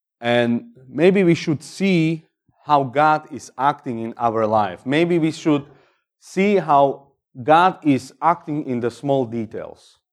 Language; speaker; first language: English; non-native, fluent; Slovak